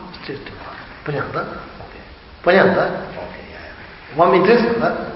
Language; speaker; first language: Russian; non-native, learner; Tibetan